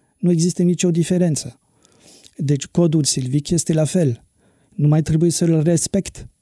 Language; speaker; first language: Romanian; non-native, fluent; French